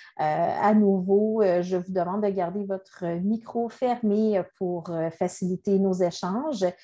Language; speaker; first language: French; native; French